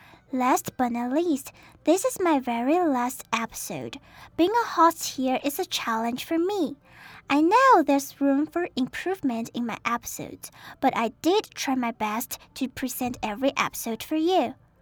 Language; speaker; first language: English; non-native, fluent; Chinese